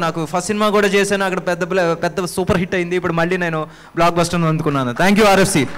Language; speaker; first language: Telugu; native; Telugu